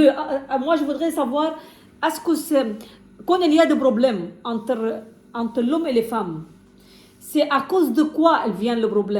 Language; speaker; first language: French; non-native, fluent; Arabic